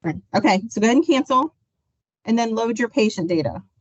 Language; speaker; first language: English; native; English